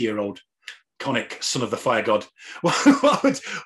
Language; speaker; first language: English; native; English